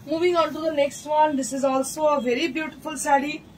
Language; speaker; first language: Hindi; non-native, local second language; Bangla